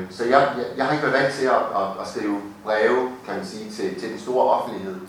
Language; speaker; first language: Danish; native; Danish